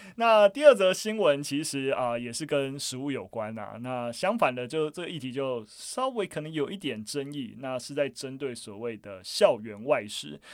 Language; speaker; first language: Chinese; native; Chinese